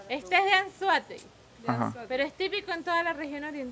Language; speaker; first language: Spanish; native; Spanish